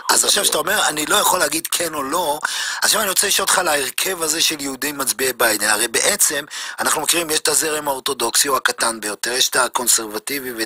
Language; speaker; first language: Hebrew; native; Hebrew